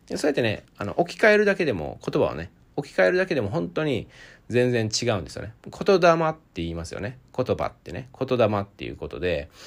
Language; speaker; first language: Japanese; native; Japanese